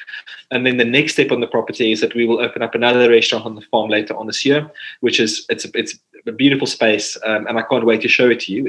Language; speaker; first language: English; non-native, local second language; Afrikaans